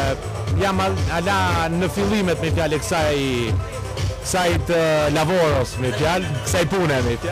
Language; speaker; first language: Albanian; early bilingual, heritage; Albanian